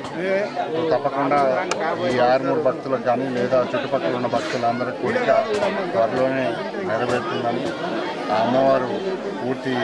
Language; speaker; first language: Telugu; native; Telugu